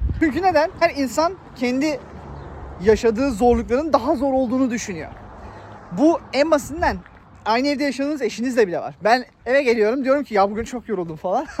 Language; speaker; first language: Turkish; native; Turkish